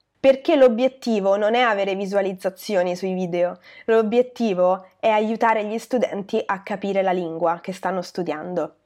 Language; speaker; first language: Italian; native; Italian